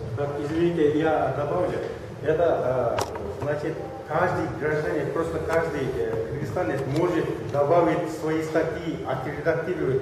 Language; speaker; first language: Russian; non-native, local second language; Kyrgyz